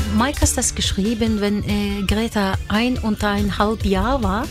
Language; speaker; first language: German; non-native, fluent; Norwegian